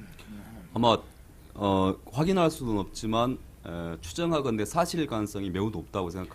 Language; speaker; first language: Korean; native; Korean